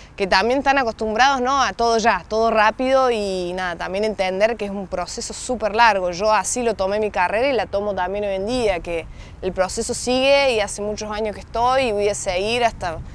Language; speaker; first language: Spanish; native; Spanish